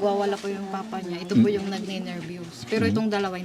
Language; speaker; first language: Filipino; native; Filipino